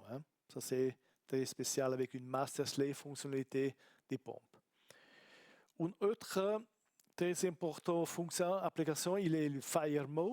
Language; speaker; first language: French; non-native, learner; Italian